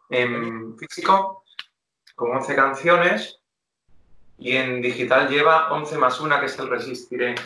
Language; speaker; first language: Spanish; native; Spanish